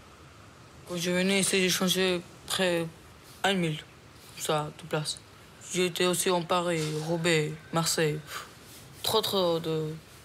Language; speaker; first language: French; early bilingual, other home language; Romanian